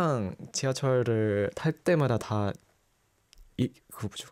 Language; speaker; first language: Korean; non-native, learner; Thai